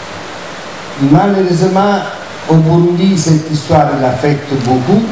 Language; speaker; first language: French; non-native, fluent; Italian